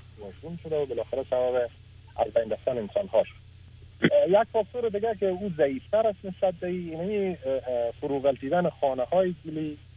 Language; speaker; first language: Persian; native; Persian